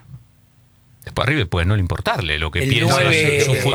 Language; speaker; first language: Spanish; native; Spanish